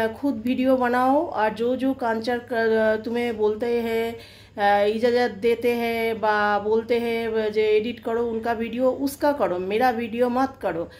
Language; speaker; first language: Hindi; non-native, local second language; Bangla